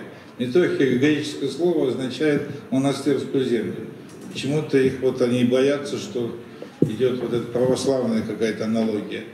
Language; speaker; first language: Russian; native; Russian